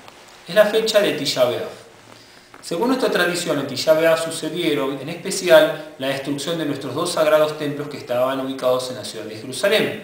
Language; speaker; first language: Spanish; native; Spanish